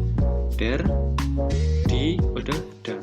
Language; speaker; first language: German; non-native, learner; Indonesian